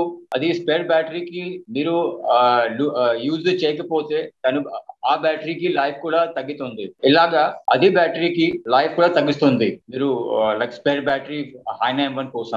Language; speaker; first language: Telugu; non-native, local second language; Hindi